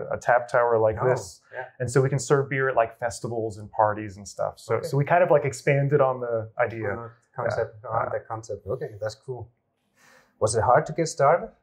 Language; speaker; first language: English; native; English